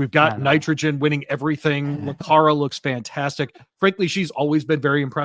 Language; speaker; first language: English; native; English